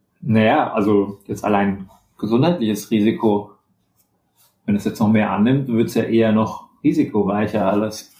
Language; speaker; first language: German; native; German